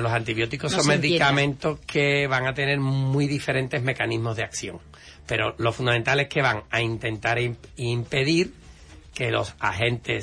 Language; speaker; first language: Spanish; native; Spanish